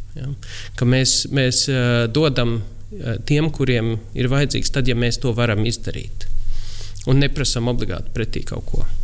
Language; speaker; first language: Latvian; native; Latvian